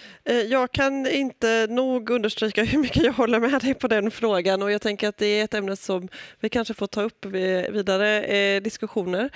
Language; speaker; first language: Swedish; native; Swedish